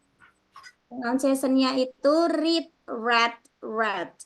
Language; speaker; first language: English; non-native, fluent; Indonesian